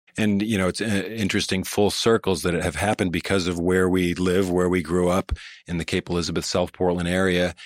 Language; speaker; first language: English; native; English